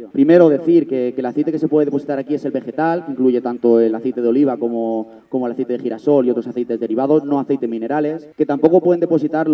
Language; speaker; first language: Spanish; native; Spanish